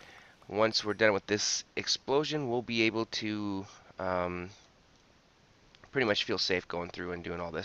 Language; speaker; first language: English; native; English